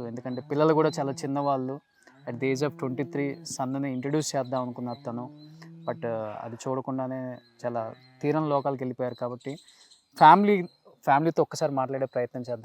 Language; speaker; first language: Telugu; native; Telugu